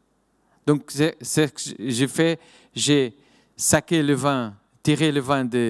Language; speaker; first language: French; non-native, fluent; Portuguese